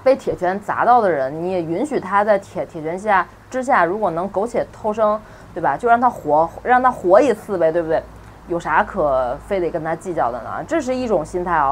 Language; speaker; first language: Chinese; native; Chinese